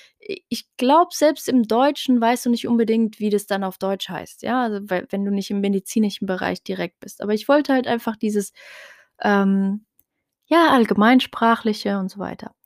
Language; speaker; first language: German; early bilingual, other home language; Riffian